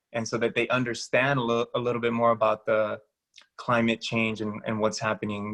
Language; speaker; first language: English; early bilingual, other home language; Spanish